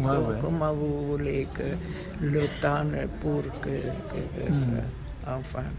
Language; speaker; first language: French; non-native, fluent; Hungarian